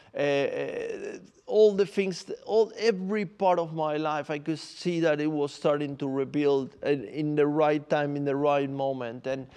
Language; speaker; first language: English; non-native, fluent; Spanish